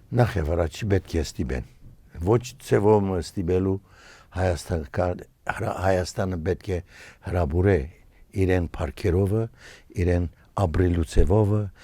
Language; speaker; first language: Armenian; early bilingual, heritage; Armenian